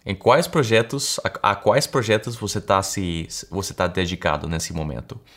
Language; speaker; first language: Portuguese; early bilingual, heritage; English